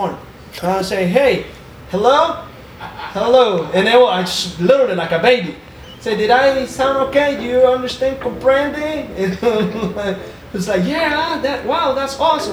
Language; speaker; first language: English; non-native, fluent; Spanish